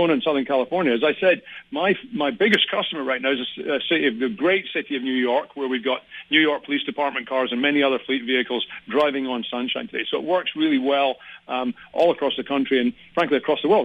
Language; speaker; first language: English; native; English